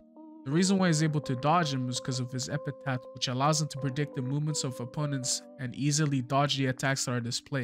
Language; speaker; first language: English; native; English